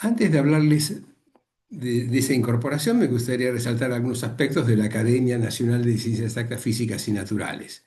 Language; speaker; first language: Spanish; native; Spanish